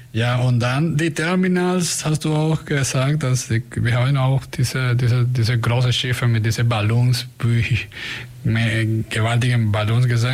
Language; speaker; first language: German; non-native, fluent; Spanish